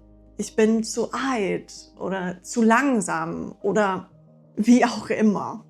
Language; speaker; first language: German; non-native, fluent; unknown